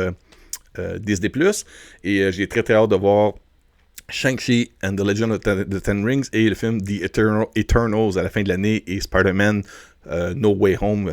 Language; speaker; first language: French; native; French